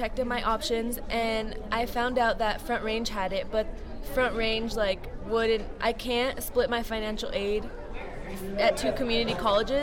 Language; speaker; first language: English; native; English